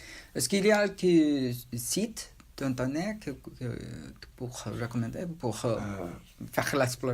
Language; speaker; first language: French; non-native, learner; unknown